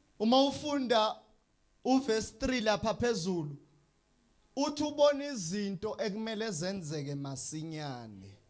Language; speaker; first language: Zulu; non-native, local second language; Swati